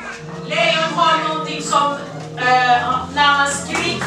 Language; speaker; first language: Swedish; non-native, learner; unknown